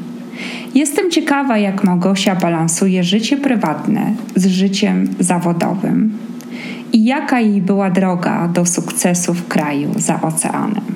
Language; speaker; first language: Polish; native; Polish